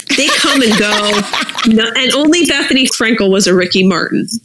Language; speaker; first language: English; native; English